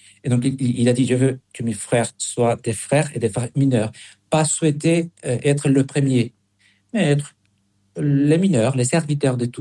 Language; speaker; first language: French; non-native, fluent; Spanish